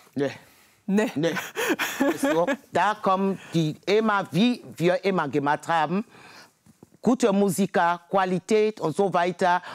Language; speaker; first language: German; non-native, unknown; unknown